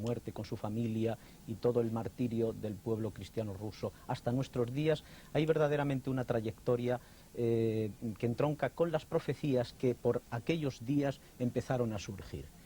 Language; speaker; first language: Spanish; native; Spanish